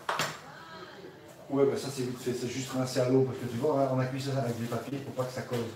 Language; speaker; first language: French; native; French